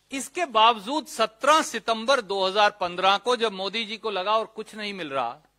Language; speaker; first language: Hindi; native; Hindi